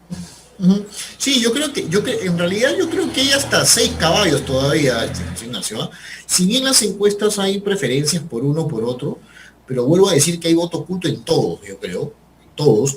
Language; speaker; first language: Spanish; native; Spanish